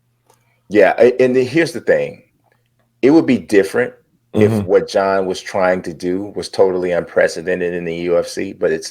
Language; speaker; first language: English; native; English